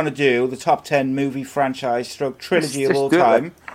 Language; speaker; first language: English; native; English